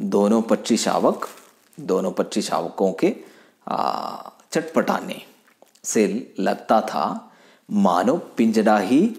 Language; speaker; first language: Hindi; non-native, local second language; Malayalam